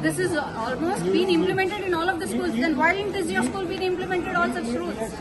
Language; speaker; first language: English; non-native, local second language; Telugu